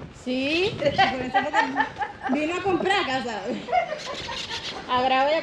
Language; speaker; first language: Spanish; native; Spanish